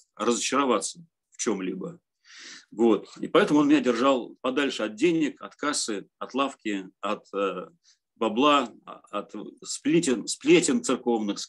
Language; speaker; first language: Russian; native; Russian